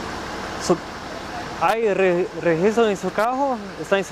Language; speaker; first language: Spanish; non-native, learner; Portuguese